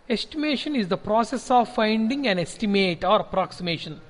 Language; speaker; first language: English; non-native, local second language; Telugu